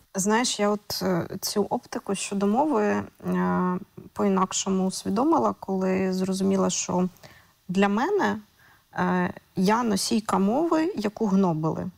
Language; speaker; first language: Ukrainian; native; Ukrainian